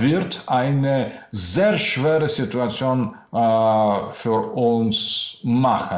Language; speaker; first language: German; non-native, learner; Russian